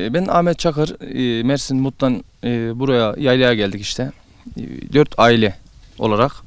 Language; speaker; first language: Turkish; native; Turkish